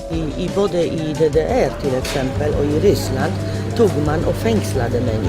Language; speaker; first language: Swedish; non-native, fluent; Polish